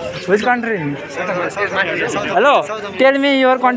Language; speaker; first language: English; non-native, learner; Nepali